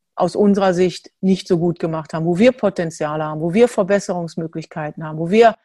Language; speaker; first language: German; native; German